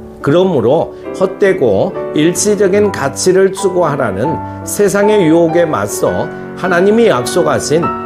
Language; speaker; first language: Korean; native; Korean